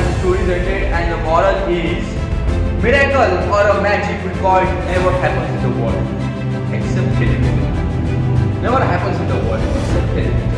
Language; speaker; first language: English; non-native, local second language; Marathi